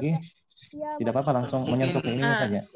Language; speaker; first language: Indonesian; native; Indonesian